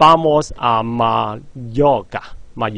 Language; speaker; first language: Spanish; non-native, fluent; Cantonese